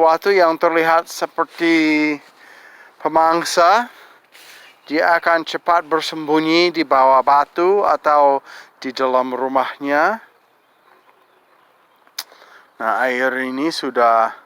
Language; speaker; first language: Indonesian; non-native, fluent; English